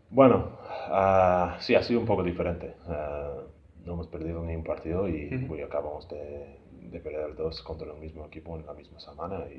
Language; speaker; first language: Spanish; non-native, fluent; English